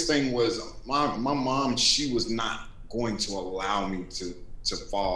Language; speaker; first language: English; native; English